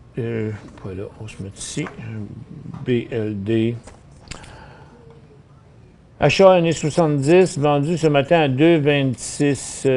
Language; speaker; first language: French; native; French